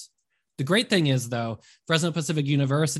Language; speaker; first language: English; native; English